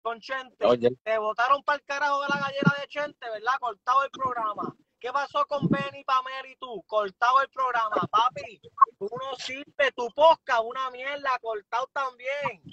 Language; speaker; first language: Spanish; native; Spanish